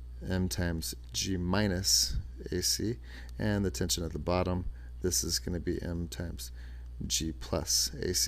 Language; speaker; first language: English; native; English